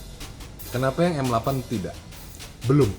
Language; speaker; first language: Indonesian; native; Indonesian